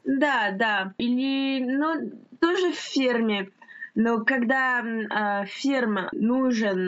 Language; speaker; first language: Russian; non-native, fluent; French